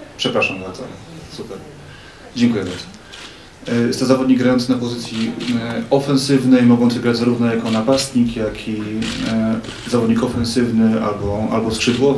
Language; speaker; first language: Polish; native; Polish